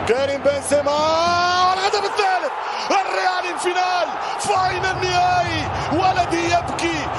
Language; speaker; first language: Arabic; native; Arabic